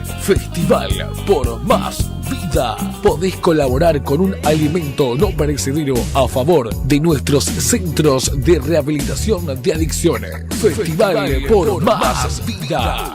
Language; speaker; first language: Spanish; native; Spanish